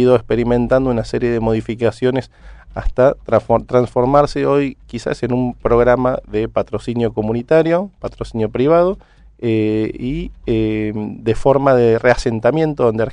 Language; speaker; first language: Spanish; native; Spanish